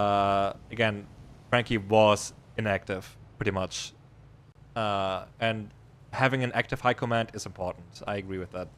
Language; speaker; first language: English; non-native, fluent; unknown